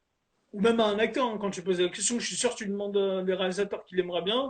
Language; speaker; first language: French; native; French